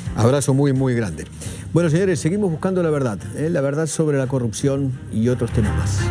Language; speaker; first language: Spanish; native; Spanish